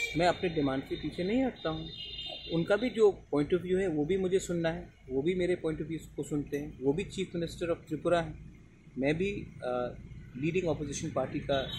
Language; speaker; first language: Hindi; non-native, local second language; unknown